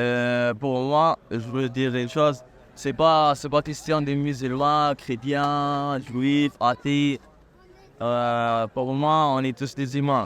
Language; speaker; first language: French; non-native, local second language; Arabic